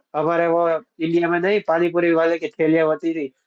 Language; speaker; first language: Hindi; non-native, local second language; Gujarati